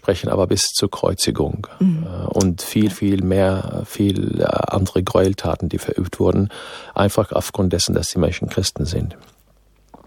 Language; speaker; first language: German; non-native, fluent; Arabic